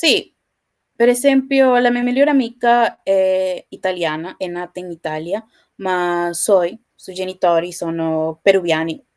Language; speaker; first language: Italian; non-native, learner; Spanish